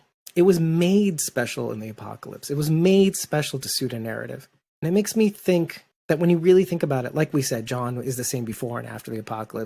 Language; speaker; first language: English; native; English